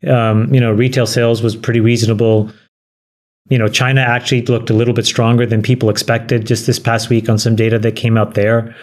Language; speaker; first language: English; native; English